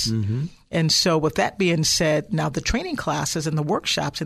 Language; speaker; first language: English; native; English